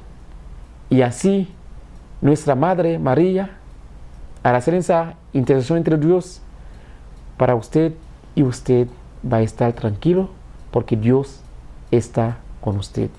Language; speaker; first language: Spanish; non-native, fluent; Haitian Creole